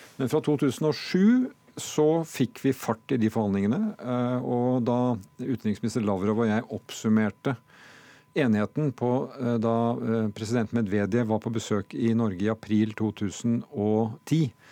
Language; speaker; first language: Norwegian; native; Norwegian